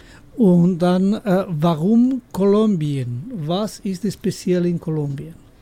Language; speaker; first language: German; non-native, learner; Spanish